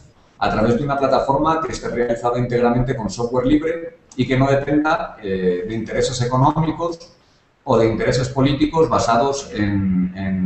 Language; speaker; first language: Spanish; native; Spanish